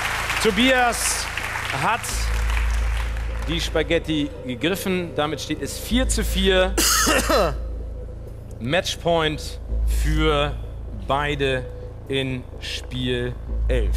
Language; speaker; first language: German; native; German